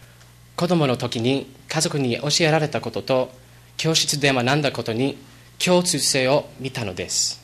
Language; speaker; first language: Japanese; non-native, learner; English